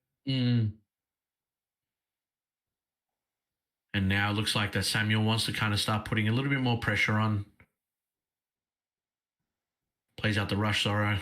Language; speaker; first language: English; native; English